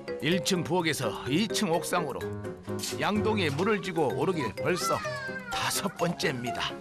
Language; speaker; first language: Korean; native; Korean